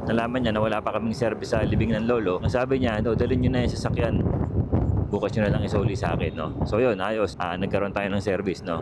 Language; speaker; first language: Filipino; native; Filipino